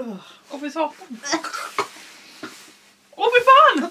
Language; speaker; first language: Swedish; native; Swedish